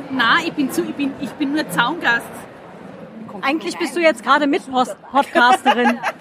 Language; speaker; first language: German; native; German